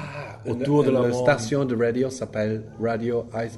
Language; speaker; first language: French; non-native, learner; English